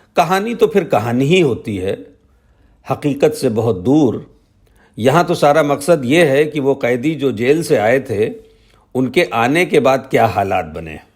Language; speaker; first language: Urdu; native; Urdu